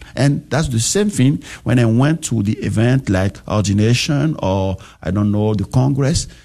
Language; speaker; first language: English; non-native, learner; French